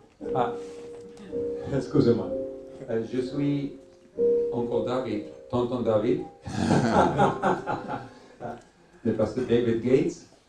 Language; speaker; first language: French; non-native, learner; English